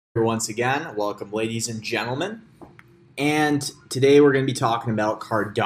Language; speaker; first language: English; native; English